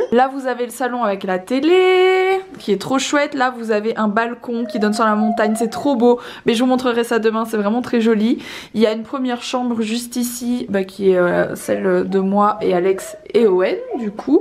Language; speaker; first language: French; native; French